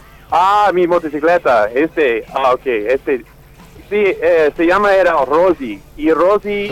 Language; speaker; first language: Spanish; non-native, learner; English